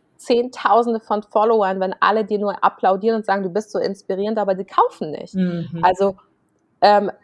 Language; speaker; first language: German; native; German